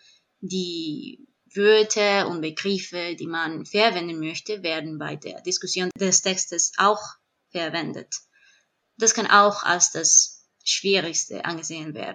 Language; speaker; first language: German; non-native, fluent; Spanish